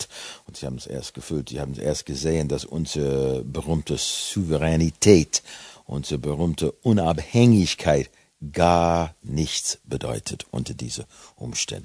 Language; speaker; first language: German; non-native, fluent; English